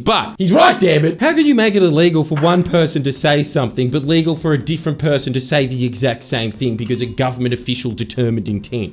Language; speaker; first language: English; native; English